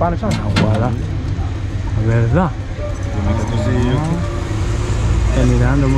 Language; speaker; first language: Spanish; non-native, learner; Japanese